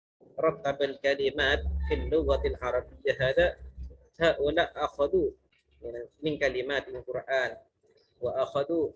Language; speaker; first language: Arabic; non-native, fluent; Malay